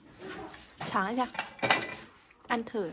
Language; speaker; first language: Chinese; non-native, fluent; Vietnamese